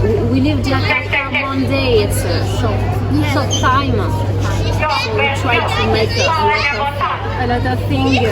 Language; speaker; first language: English; non-native, learner; French